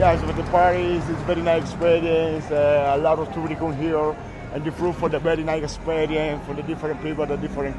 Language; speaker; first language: English; non-native, learner; Spanish